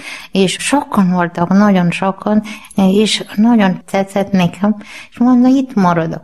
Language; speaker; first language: Hungarian; non-native, learner; Malayalam